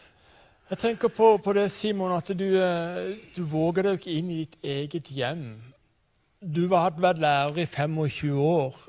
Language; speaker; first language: Norwegian; native; Norwegian